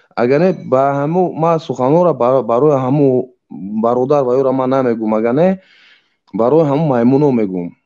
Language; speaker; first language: Tajik; native; Tajik